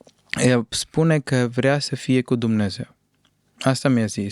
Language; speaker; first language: Romanian; non-native, fluent; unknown